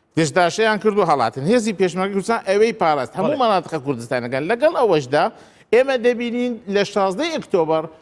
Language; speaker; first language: Central Kurdish; non-native, local second language; Turkish